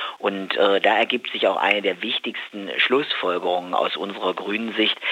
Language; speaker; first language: German; native; German